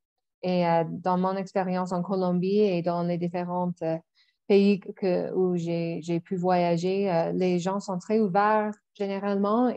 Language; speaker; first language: French; non-native, local second language; English